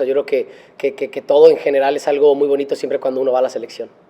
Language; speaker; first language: Spanish; native; Spanish